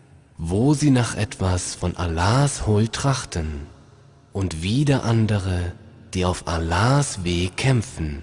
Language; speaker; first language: German; native; German